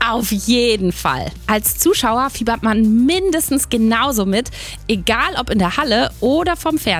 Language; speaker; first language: German; native; German